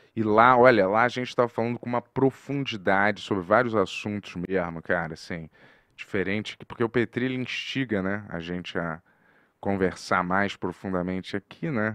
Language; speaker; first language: Portuguese; native; Portuguese